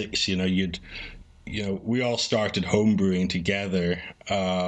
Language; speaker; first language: English; native; English